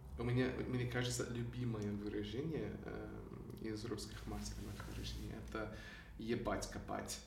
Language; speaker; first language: Russian; non-native, fluent; English